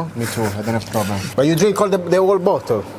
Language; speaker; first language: English; non-native, fluent; Italian